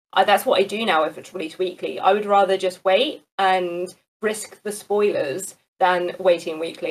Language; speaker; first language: English; native; English